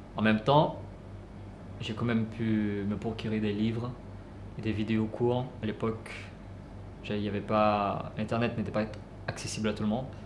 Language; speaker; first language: French; early bilingual, other home language; Portuguese